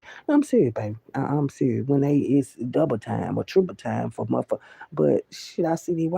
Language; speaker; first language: English; native; English